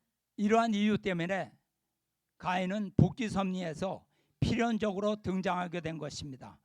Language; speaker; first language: Korean; native; Korean